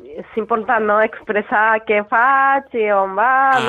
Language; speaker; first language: Catalan; non-native, learner; Japanese